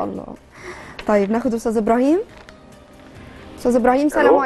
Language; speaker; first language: Arabic; native; Arabic